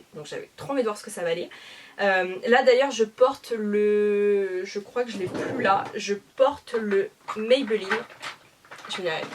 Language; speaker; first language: French; native; French